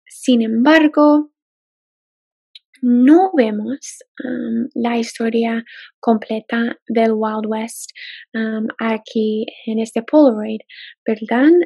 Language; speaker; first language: Spanish; non-native, fluent; English